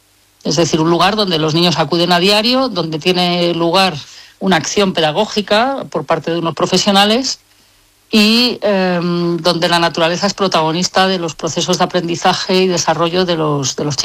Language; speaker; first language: Spanish; native; Spanish